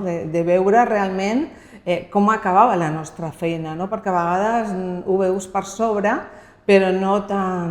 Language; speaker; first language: Catalan; non-native, local second language; Spanish